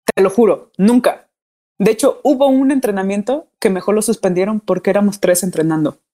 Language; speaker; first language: Spanish; native; Spanish